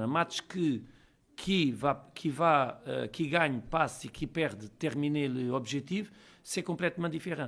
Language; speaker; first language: French; non-native, learner; Portuguese